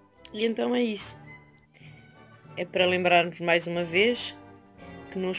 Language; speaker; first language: Portuguese; early bilingual, heritage; Portuguese